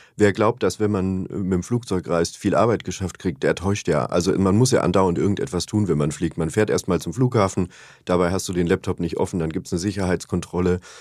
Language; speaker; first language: German; native; German